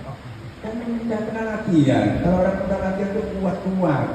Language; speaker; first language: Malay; non-native, local second language; Javanese